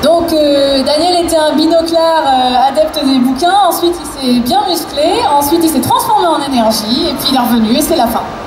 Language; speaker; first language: French; native; French